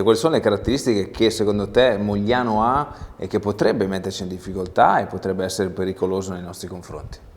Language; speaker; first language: Italian; native; Italian